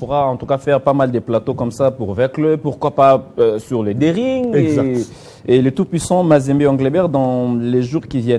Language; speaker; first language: French; non-native, local second language; Lingala